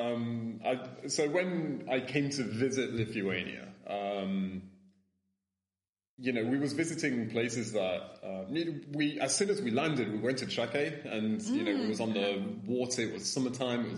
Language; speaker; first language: English; native; English